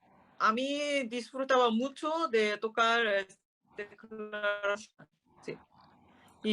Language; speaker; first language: Spanish; non-native, learner; Korean